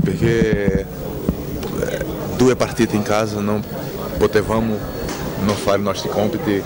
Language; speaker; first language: Italian; non-native, fluent; Portuguese